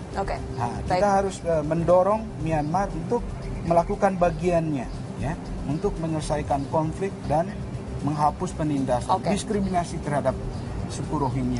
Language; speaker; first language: Indonesian; native; Indonesian